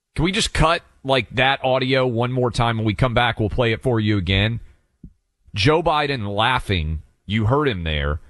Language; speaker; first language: English; native; English